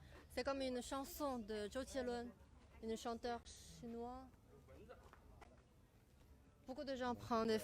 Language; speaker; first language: French; non-native, fluent; Chinese